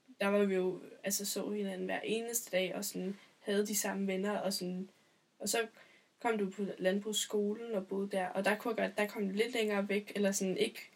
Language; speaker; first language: Danish; native; Danish